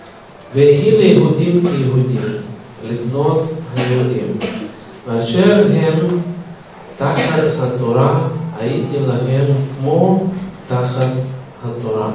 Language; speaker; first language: Hebrew; non-native, fluent; Russian